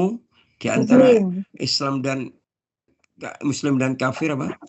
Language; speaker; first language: Indonesian; native; Indonesian